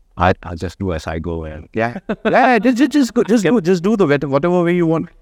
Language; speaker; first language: English; non-native, fluent; Indonesian